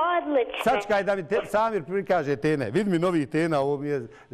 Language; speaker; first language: Bosnian; native; Bosnian